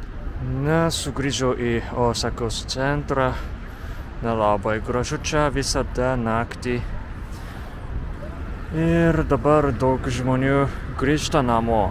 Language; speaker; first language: Lithuanian; non-native, fluent; Japanese